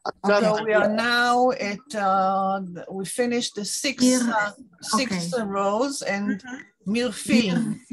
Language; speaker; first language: English; non-native, learner; Hebrew